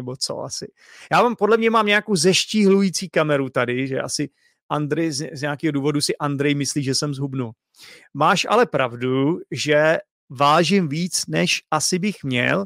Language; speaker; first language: Czech; native; Czech